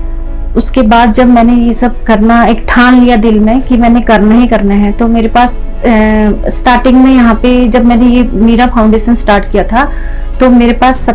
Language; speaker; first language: Hindi; native; Hindi